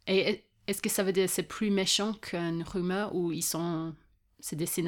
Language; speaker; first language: French; non-native, fluent; English